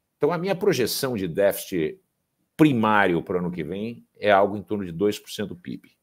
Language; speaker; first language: Portuguese; early bilingual, heritage; Portuguese